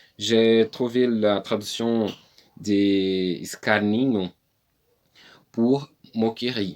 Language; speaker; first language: French; non-native, learner; Portuguese